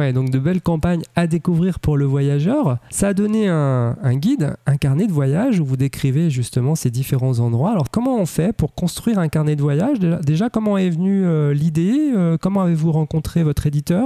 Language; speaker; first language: French; native; French